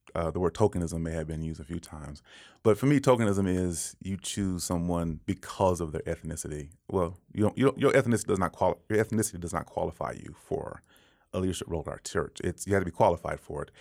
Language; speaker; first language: English; native; English